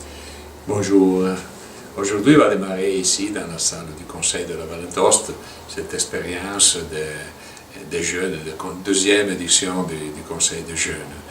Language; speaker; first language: French; non-native, local second language; Italian